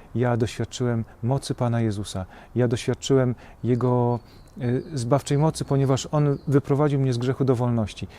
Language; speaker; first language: Polish; native; Polish